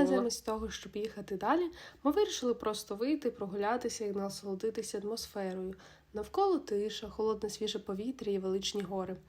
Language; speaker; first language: Ukrainian; native; Ukrainian